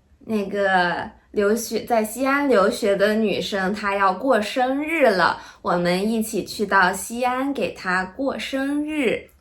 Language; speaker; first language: Chinese; native; Chinese